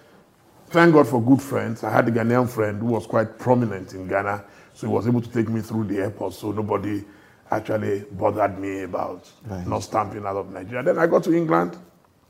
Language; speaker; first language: English; non-native, local second language; Yoruba